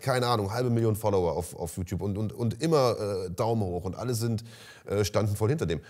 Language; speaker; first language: German; native; German